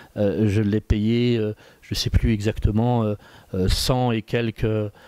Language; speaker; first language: French; native; French